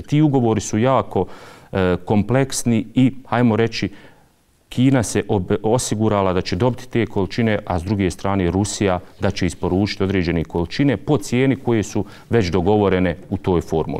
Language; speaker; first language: Serbian; native; Serbian